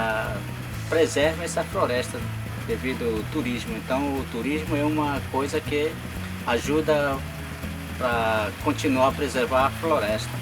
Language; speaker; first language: Portuguese; non-native, local second language; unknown